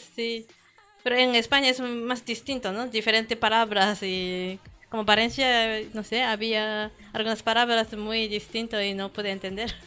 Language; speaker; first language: Spanish; non-native, fluent; Japanese